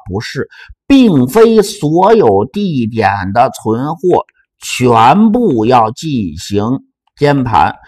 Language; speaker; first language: Chinese; native; Chinese